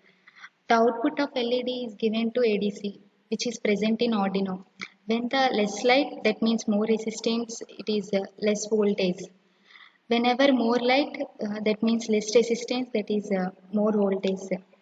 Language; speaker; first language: English; non-native, local second language; Telugu